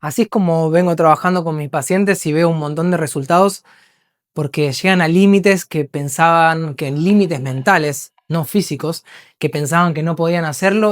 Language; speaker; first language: Spanish; native; Spanish